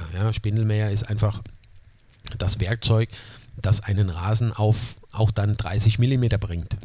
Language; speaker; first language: German; native; German